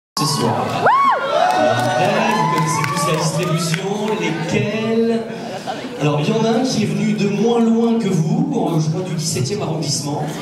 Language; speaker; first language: French; native; French